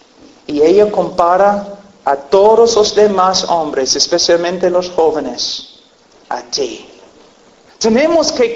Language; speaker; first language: Spanish; non-native, fluent; English